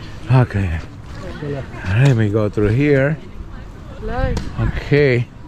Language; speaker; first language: English; non-native, fluent; Spanish